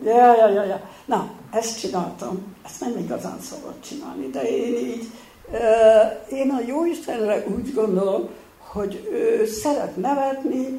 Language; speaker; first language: Hungarian; early bilingual, heritage; Hungarian